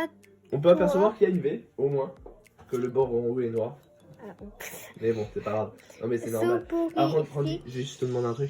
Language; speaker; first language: French; native; French